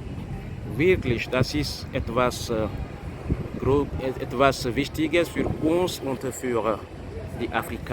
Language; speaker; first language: German; non-native, fluent; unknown